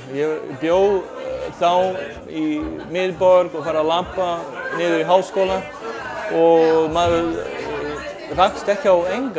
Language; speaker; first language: Icelandic; non-native, fluent; Portuguese